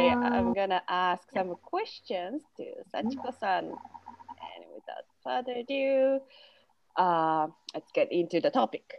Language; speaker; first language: English; non-native, fluent; Japanese